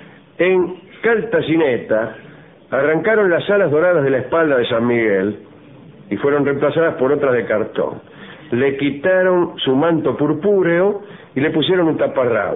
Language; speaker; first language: Spanish; native; Spanish